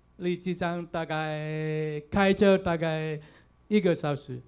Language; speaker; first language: Chinese; non-native, learner; Balinese